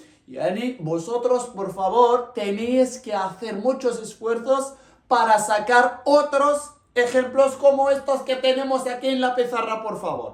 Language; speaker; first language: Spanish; non-native, local second language; Arabic